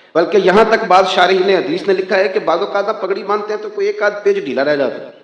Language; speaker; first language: Urdu; non-native, local second language; Punjabi